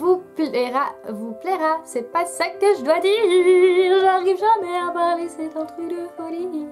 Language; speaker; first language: French; native; French